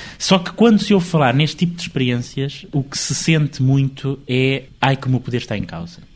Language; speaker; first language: Portuguese; native; Portuguese